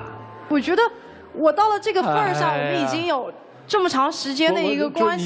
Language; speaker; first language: Chinese; native; Chinese